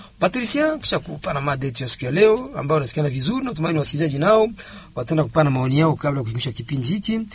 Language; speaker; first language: Swahili; native; Swahili